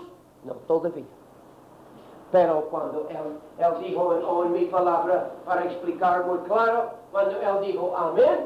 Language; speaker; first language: Spanish; non-native, learner; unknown